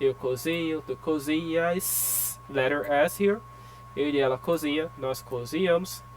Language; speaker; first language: Portuguese; non-native, fluent; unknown